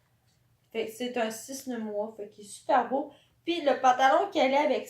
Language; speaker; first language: French; native; French